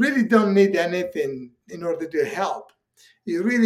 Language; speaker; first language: English; non-native, fluent; Italian